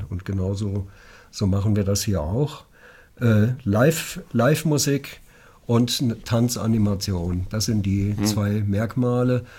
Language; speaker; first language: German; native; German